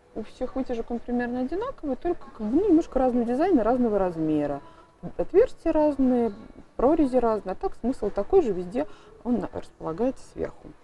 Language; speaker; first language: Russian; native; Russian